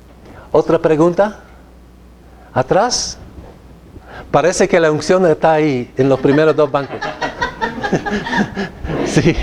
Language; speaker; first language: Spanish; non-native, fluent; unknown